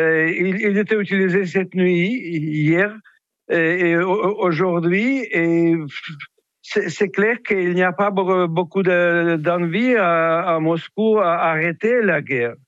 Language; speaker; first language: French; non-native, fluent; Russian